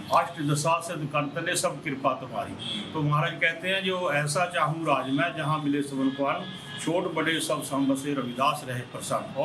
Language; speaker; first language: Hindi; non-native, local second language; Punjabi